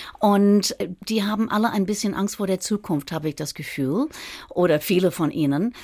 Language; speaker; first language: German; non-native, fluent; English